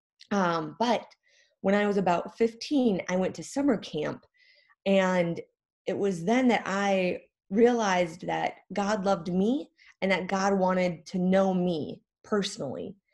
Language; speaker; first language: English; native; English